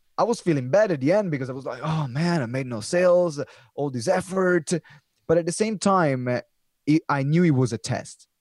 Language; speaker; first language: English; non-native, fluent; Italian